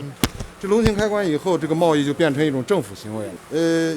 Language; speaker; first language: Chinese; native; Chinese